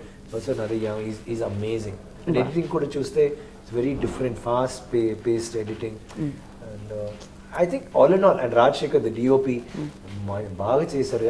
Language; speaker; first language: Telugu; non-native, local second language; Tamil